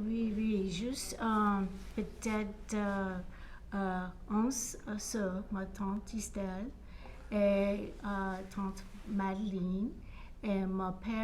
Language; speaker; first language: French; non-native, learner; English